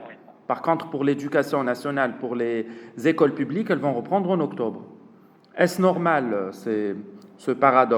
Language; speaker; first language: French; non-native, local second language; Arabic